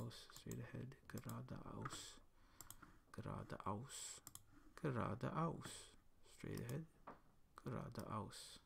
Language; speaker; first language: German; non-native, learner; English